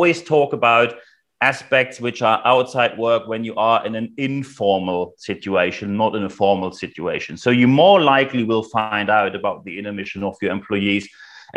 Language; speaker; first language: English; non-native, fluent; German